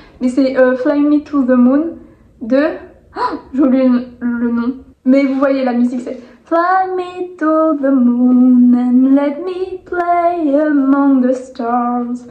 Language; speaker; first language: French; native; French